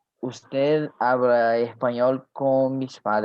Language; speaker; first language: Spanish; non-native, learner; Portuguese